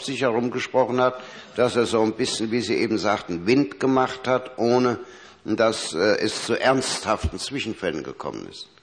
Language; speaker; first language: German; native; German